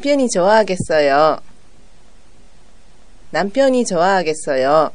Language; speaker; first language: Korean; non-native, fluent; Japanese